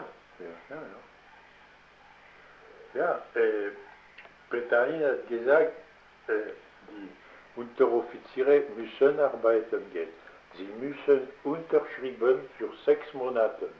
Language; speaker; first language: German; non-native, learner; French